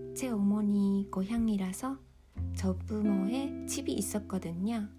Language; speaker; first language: Korean; non-native, fluent; Japanese